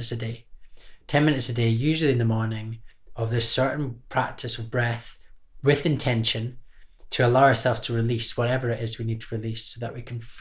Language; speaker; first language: English; native; English